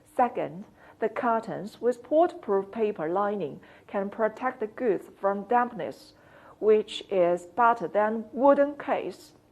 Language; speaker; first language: English; non-native, fluent; Chinese